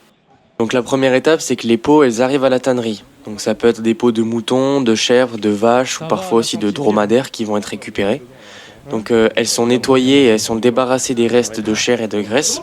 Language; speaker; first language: French; native; French